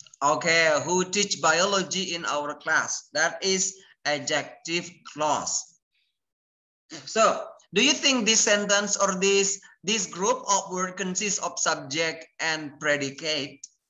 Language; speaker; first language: English; non-native, fluent; Indonesian